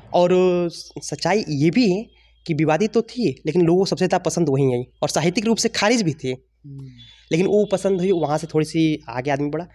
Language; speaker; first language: Hindi; native; Hindi